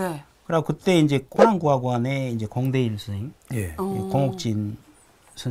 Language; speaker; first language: Korean; native; Korean